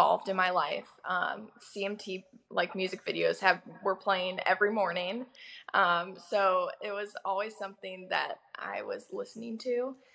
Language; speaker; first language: English; native; English